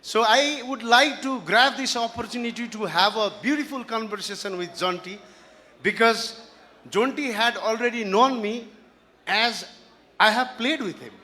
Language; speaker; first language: English; non-native, local second language; Nepali